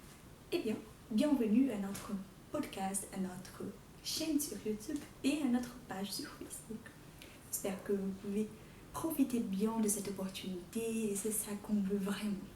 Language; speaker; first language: French; non-native, fluent; Portuguese